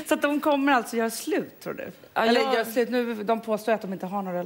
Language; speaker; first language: Swedish; native; Swedish